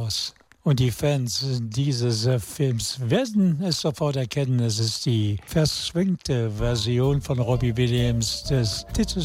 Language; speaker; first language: German; native; German